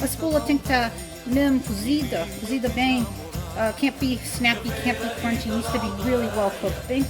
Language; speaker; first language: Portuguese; early bilingual, heritage; Portuguese